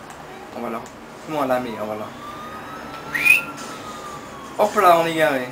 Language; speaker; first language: French; native; French